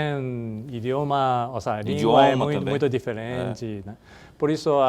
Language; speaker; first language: Portuguese; non-native, fluent; Japanese